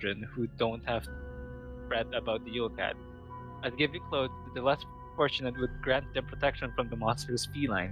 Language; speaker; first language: English; non-native, local second language; Filipino